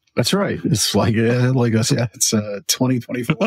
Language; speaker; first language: English; native; English